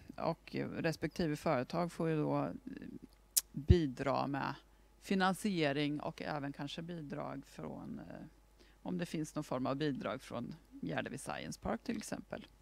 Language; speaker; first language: Swedish; native; Swedish